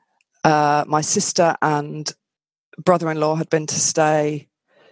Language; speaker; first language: English; native; English